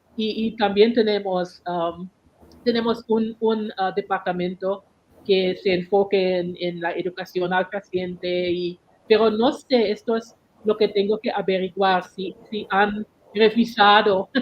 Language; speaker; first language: Spanish; non-native, learner; English